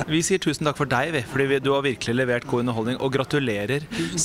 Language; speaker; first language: Norwegian; native; Norwegian